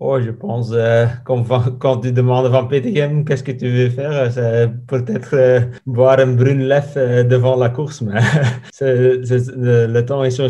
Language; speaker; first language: French; non-native, learner; Dutch